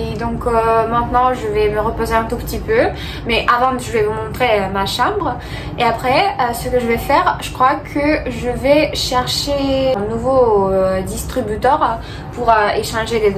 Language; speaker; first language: French; non-native, fluent; Russian